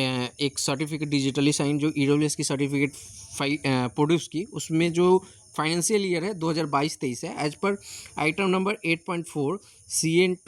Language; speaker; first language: Hindi; native; Hindi